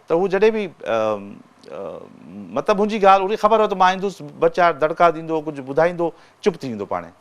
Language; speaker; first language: Sindhi; native; Sindhi